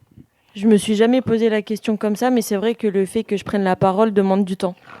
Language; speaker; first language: French; native; French